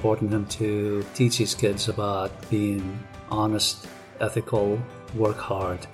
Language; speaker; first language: English; non-native, fluent; Arabic